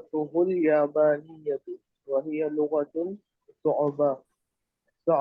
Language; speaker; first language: Arabic; non-native, learner; Urdu